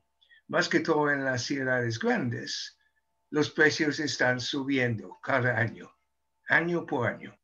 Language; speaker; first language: Spanish; non-native, fluent; English